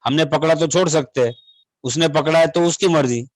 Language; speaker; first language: Hindi; non-native, local second language; Marathi